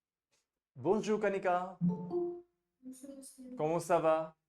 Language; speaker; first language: French; non-native, fluent; Hindi